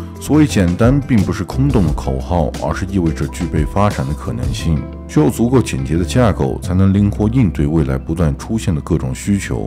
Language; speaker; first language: Chinese; native; Chinese